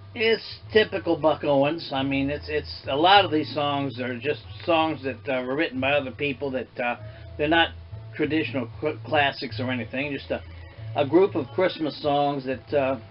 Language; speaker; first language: English; native; English